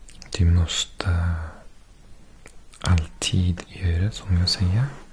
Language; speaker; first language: Swedish; non-native, learner; Welsh